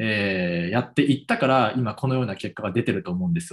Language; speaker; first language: Japanese; native; Japanese